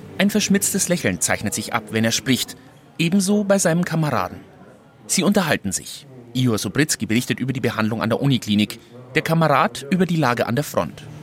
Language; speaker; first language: German; native; German